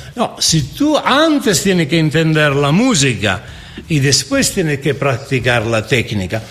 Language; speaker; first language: Spanish; non-native, fluent; Italian